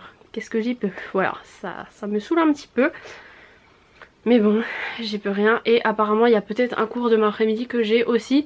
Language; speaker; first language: French; native; French